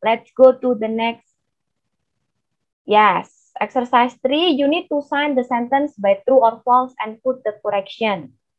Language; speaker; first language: English; non-native, fluent; Indonesian